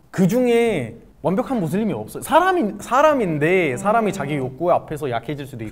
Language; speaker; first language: Korean; non-native, fluent; Arabic